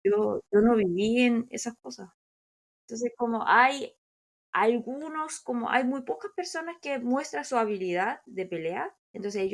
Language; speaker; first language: Spanish; non-native, fluent; Korean